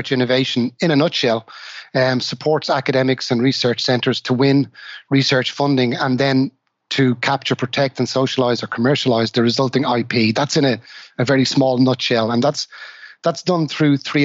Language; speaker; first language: English; native; English